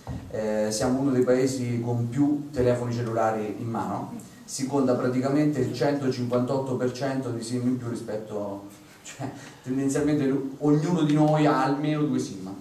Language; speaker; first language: Italian; native; Italian